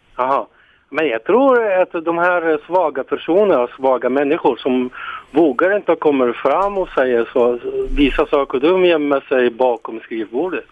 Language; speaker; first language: Swedish; non-native, fluent; Arabic